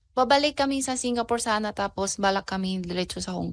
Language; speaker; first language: Filipino; non-native, learner; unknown